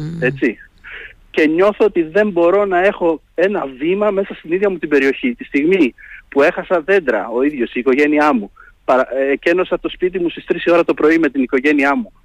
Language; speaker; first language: Greek; native; Greek